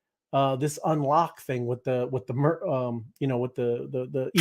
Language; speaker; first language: English; native; English